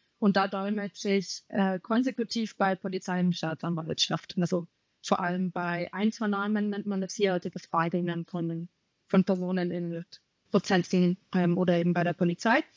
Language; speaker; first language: German; native; German